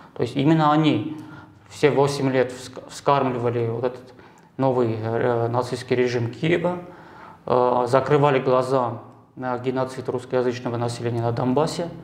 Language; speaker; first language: Russian; non-native, local second language; Armenian